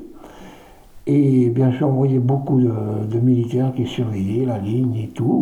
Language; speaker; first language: French; native; French